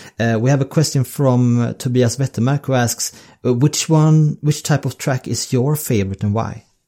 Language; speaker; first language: English; non-native, fluent; Swedish